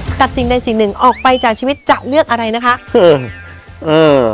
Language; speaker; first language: Thai; native; Thai